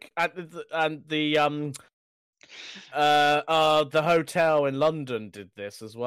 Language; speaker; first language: English; native; English